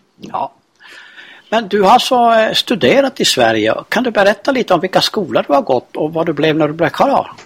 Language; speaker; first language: Swedish; native; Swedish